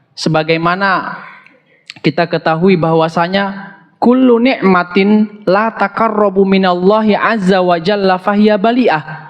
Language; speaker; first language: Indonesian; native; Indonesian